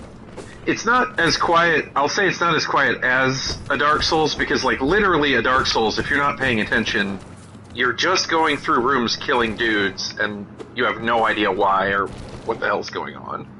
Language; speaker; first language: English; native; English